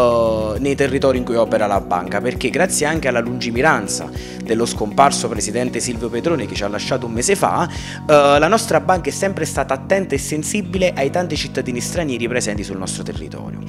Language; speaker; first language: Italian; native; Italian